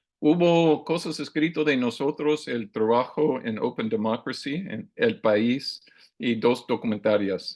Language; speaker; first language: Spanish; non-native, learner; English